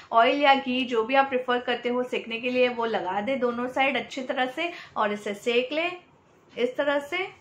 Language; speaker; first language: Hindi; non-native, local second language; Gujarati